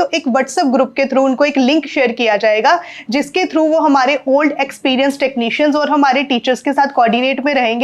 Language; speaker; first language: Hindi; native; Hindi